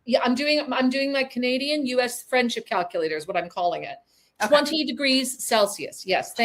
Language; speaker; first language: English; native; English